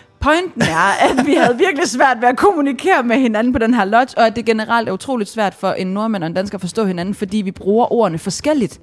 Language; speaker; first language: Danish; native; Danish